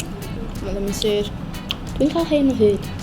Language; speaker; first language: Welsh; non-native, local second language; English